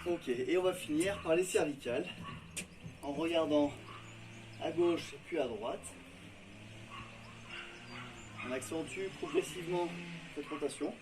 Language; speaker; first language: French; native; French